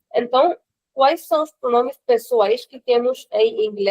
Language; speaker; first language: Portuguese; non-native, fluent; Hindi